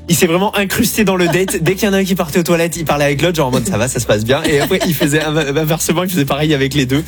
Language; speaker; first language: French; native; French